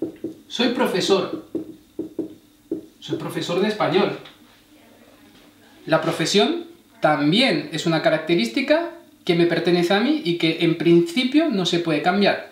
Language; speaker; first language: Spanish; non-native, fluent; French